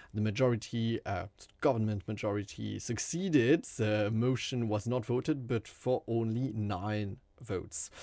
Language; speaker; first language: English; non-native, fluent; French